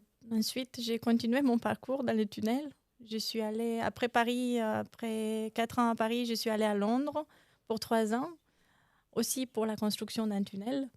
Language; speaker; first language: French; non-native, fluent; Romanian